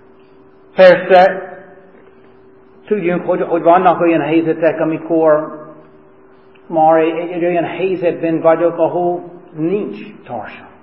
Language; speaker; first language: Hungarian; non-native, fluent; English